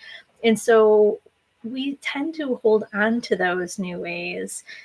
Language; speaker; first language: English; native; English